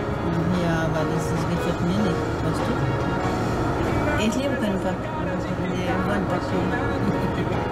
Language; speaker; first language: German; non-native, learner; Portuguese